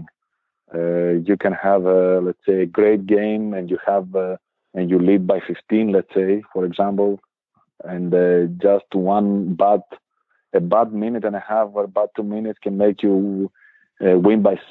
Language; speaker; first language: English; non-native, fluent; Greek